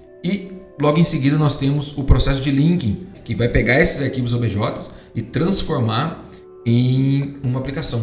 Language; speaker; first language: Portuguese; native; Portuguese